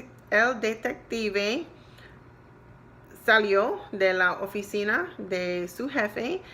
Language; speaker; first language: Spanish; non-native, learner; English